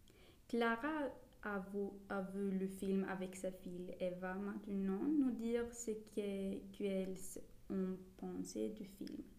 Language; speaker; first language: French; non-native, learner; Swedish